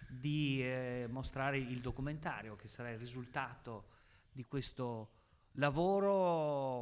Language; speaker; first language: Italian; native; Italian